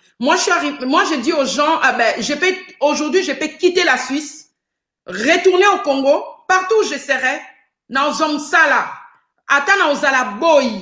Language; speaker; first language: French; non-native, local second language; Lingala